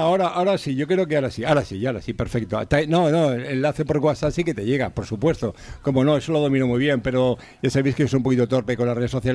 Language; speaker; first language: Spanish; native; Spanish